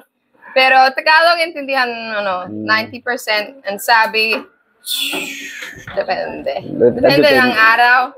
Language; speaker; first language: Filipino; non-native, learner; English